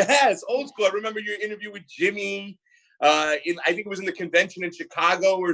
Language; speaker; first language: English; native; English